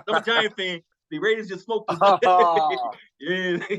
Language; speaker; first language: English; native; English